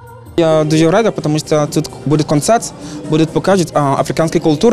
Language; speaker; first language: Ukrainian; non-native, learner; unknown